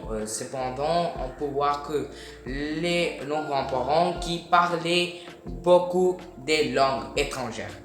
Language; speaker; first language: French; non-native, learner; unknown